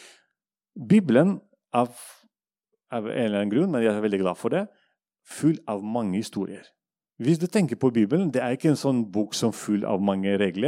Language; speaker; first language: Norwegian; non-native, fluent; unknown